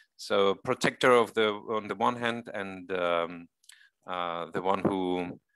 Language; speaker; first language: English; non-native, fluent; Greek